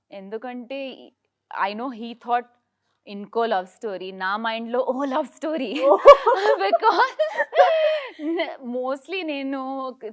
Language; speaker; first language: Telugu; non-native, local second language; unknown